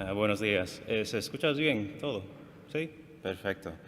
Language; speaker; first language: Spanish; non-native, fluent; English